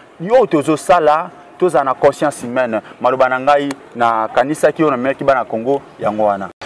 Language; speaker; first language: Lingala; native; Lingala